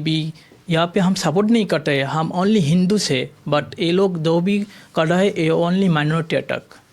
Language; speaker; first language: Hindi; non-native, learner; Bangla